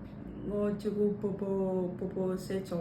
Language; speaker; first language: Cantonese; non-native, learner; Indonesian